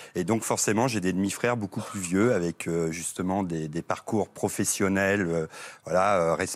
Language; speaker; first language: French; native; French